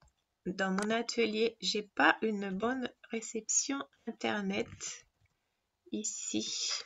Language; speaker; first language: French; non-native, fluent; Spanish